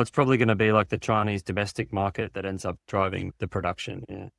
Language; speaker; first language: English; native; English